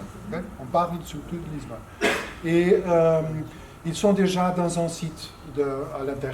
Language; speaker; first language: French; non-native, fluent; Portuguese